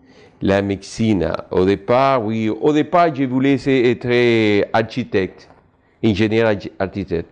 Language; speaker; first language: French; non-native, fluent; Spanish